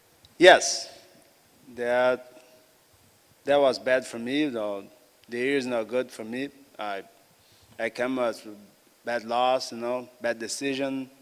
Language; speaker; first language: English; non-native, learner; Portuguese